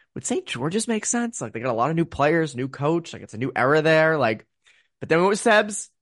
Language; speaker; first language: English; native; English